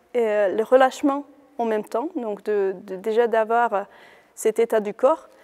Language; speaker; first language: French; non-native, fluent; Hungarian